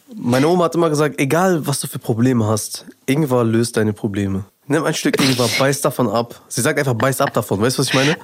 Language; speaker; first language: German; early bilingual, other home language; Persian